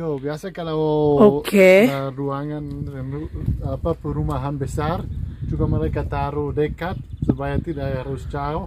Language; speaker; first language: Indonesian; non-native, learner; German